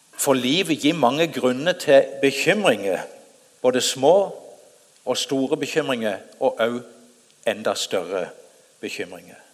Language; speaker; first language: Norwegian; native; Norwegian